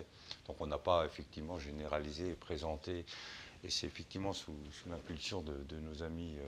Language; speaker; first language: French; native; French